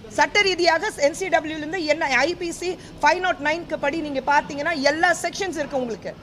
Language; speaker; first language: Tamil; non-native, fluent; Hindi